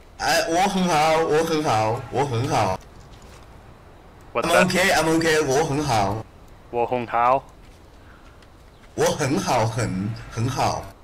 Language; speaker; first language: Chinese; non-native, learner; English